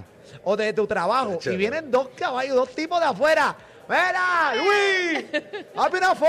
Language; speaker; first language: Spanish; native; Spanish